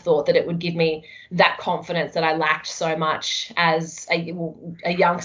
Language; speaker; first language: English; native; English